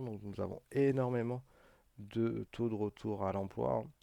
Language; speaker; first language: French; native; French